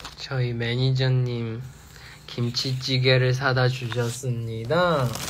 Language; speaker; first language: Korean; non-native, fluent; Chinese